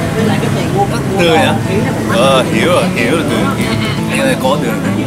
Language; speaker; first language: Vietnamese; non-native, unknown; Japanese